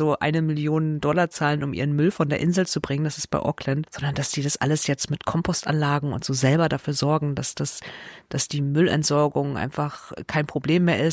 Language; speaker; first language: German; native; German